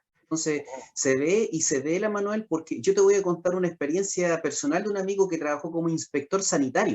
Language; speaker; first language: Spanish; native; Spanish